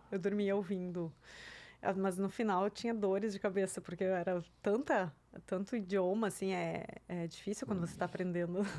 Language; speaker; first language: Portuguese; non-native, local second language; German